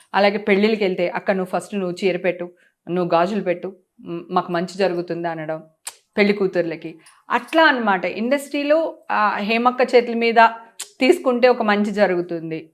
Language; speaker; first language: Telugu; native; Telugu